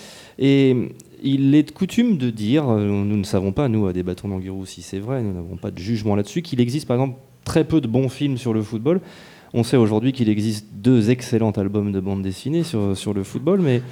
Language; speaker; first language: French; native; French